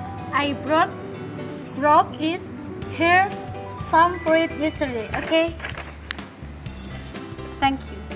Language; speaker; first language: English; non-native, learner; Indonesian